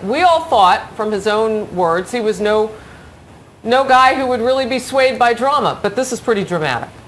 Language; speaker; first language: English; native; English